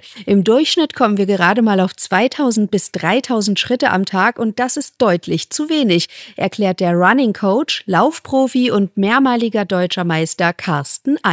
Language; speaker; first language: German; native; German